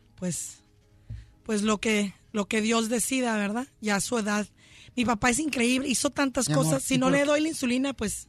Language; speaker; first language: Spanish; early bilingual, heritage; Spanish